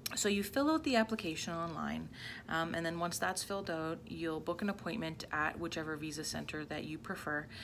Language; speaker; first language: English; native; English